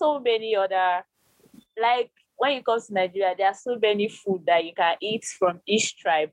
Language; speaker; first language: English; non-native, local second language; Yoruba